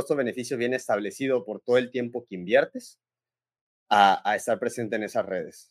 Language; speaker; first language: Spanish; native; Spanish